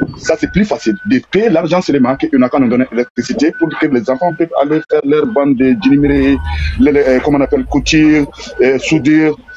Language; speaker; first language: French; non-native, local second language; Bambara